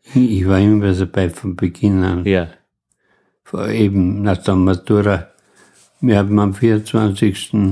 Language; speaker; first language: German; native; German